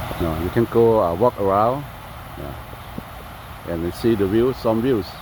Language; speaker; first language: English; non-native, learner; Lao